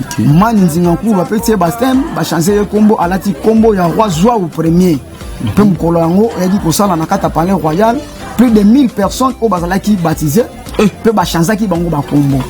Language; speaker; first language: Lingala; non-native, local second language; Kongo